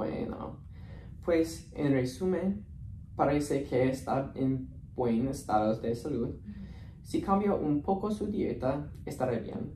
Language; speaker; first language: Spanish; non-native, learner; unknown